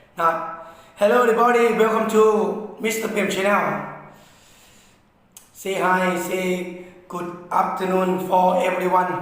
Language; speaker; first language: English; non-native, learner; Lao